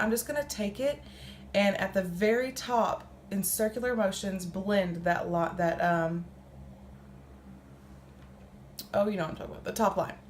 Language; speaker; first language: English; native; English